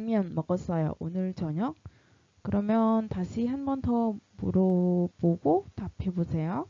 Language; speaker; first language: Korean; non-native, fluent; Vietnamese